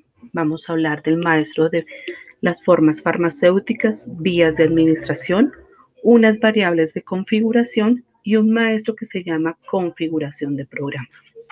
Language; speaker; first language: Spanish; native; Spanish